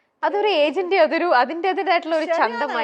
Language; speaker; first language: Malayalam; native; Malayalam